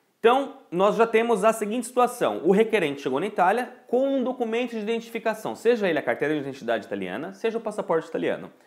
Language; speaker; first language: Portuguese; native; Portuguese